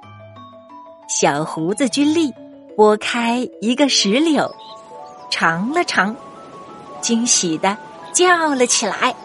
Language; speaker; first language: Chinese; native; Chinese